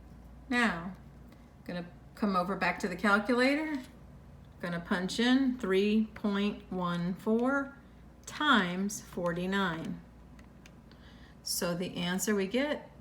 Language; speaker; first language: English; native; English